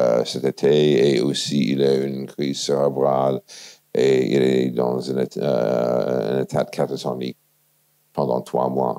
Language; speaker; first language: French; non-native, fluent; English